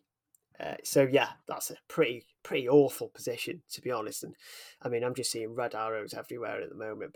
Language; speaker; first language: English; native; English